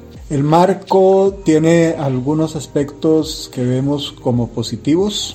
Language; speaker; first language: Spanish; native; Spanish